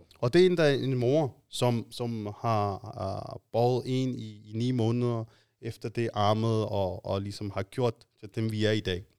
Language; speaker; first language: Danish; early bilingual, other home language; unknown